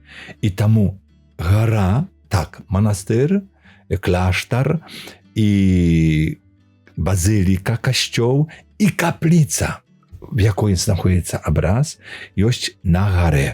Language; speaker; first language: Polish; non-native, learner; Belarusian